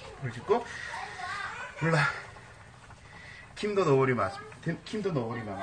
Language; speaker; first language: Korean; non-native, fluent; English